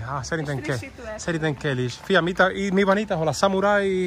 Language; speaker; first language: Hungarian; non-native, learner; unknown